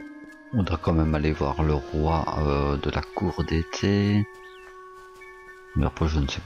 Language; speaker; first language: French; native; French